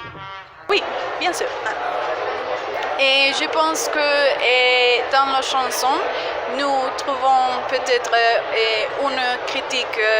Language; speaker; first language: French; non-native, fluent; Spanish